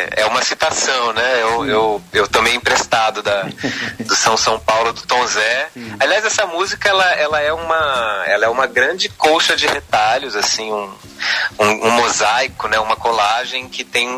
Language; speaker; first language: Portuguese; native; Portuguese